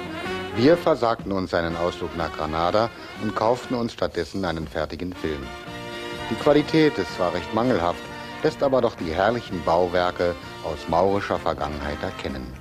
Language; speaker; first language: German; native; German